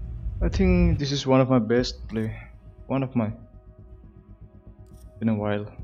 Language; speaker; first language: English; non-native, learner; Bodo